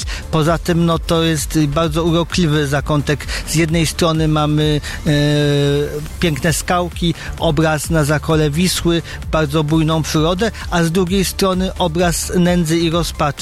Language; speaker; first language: Polish; native; Polish